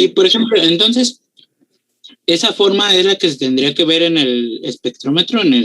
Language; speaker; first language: Spanish; native; Spanish